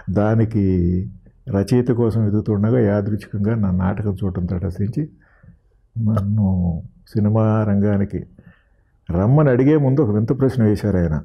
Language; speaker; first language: Telugu; native; Telugu